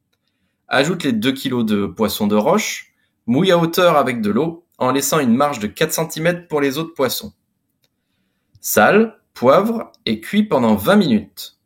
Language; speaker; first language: French; native; French